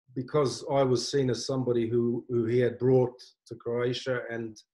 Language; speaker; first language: English; native; English